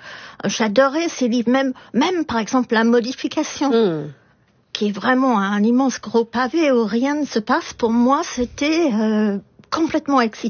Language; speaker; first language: French; non-native, fluent; English